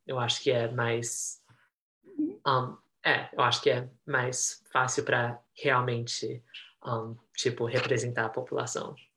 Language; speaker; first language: Portuguese; early bilingual, heritage; Portuguese